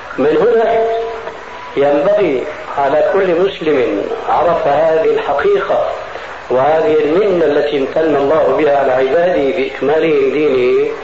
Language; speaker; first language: Arabic; early bilingual, other home language; Albanian